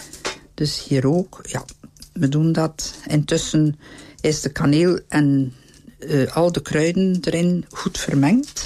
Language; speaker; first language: Dutch; native; Dutch